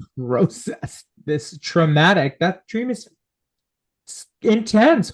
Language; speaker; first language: English; native; English